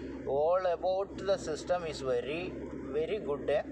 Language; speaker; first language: Hindi; non-native, local second language; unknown